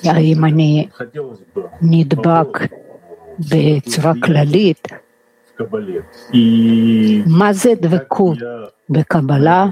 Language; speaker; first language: Hebrew; non-native, fluent; Russian